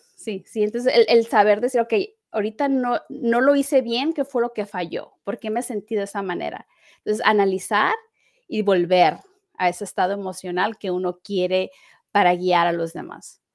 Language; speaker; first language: Spanish; native; Spanish